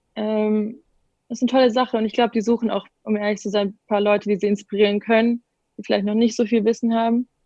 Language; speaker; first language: German; native; German